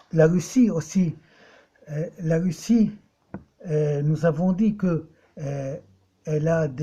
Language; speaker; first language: French; non-native, local second language; Arabic